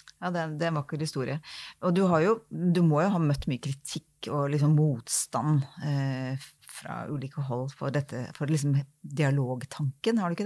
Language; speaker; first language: Norwegian; native; Norwegian